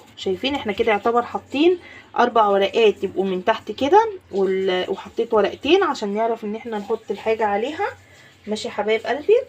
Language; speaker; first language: Arabic; native; Arabic